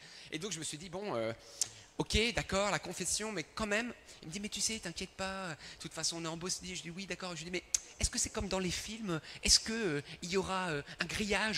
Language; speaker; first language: French; early bilingual, other home language; Arabic